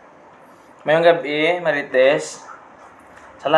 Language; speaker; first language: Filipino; non-native, local second language; Hiligaynon